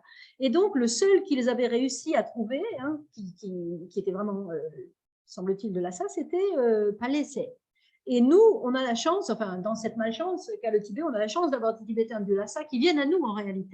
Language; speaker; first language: French; native; French